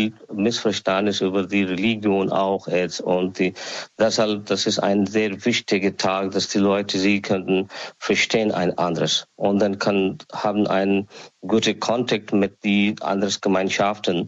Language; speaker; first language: German; non-native, learner; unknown